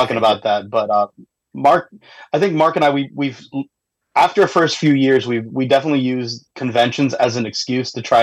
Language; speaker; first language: English; native; English